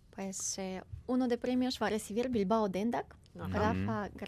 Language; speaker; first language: Spanish; non-native, fluent; Ukrainian